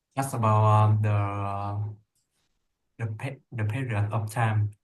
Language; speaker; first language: English; non-native, learner; Vietnamese